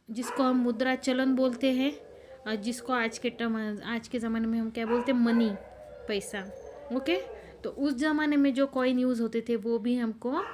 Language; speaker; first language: Hindi; non-native, local second language; Marathi